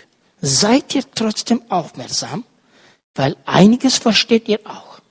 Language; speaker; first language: German; non-native, fluent; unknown